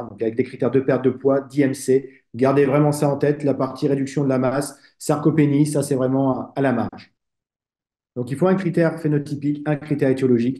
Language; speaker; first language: French; native; French